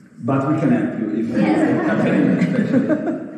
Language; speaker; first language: English; non-native, fluent; Italian